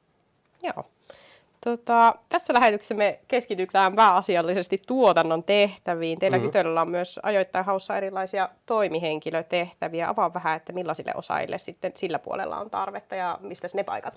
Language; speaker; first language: Finnish; native; Finnish